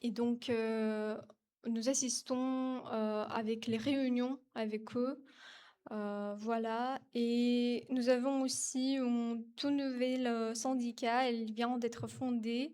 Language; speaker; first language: French; non-native, fluent; Ukrainian